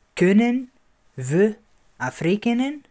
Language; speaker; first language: Dutch; non-native, fluent; Arabic